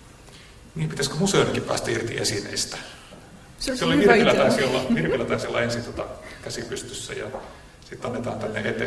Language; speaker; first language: Finnish; native; Finnish